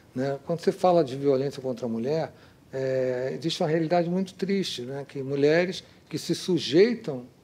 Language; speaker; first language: Portuguese; native; Portuguese